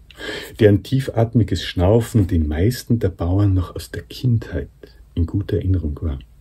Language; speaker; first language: German; native; German